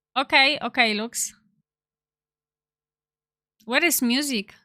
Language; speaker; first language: English; non-native, learner; Polish